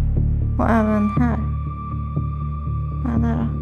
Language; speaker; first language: Swedish; native; Swedish